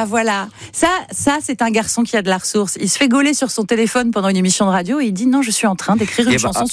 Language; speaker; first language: French; native; French